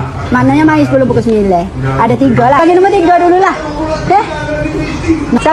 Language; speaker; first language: Malay; native; Malay